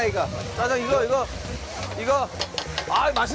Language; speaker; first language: Korean; native; Korean